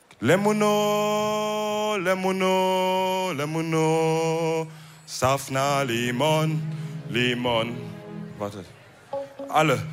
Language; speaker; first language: German; early bilingual, other home language; Wolof